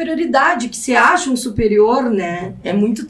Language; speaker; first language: Portuguese; native; Portuguese